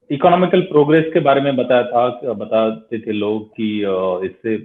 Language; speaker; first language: Hindi; non-native, local second language; Marathi